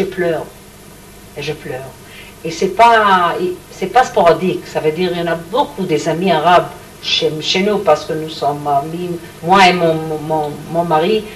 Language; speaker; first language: French; non-native, learner; Hebrew